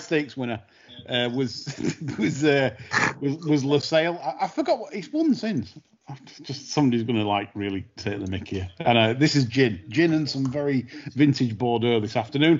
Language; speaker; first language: English; native; English